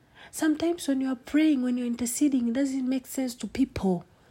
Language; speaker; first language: English; non-native, local second language; Swahili